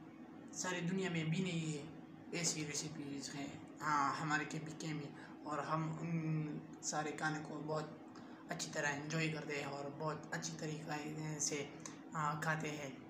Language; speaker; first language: Hindi; non-native, local second language; Pashto